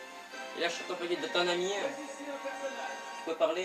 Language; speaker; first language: French; native; French